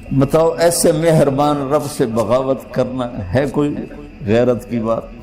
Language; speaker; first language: Urdu; non-native, local second language; Punjabi